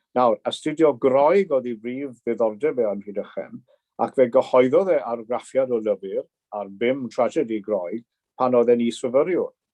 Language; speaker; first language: Welsh; native; Welsh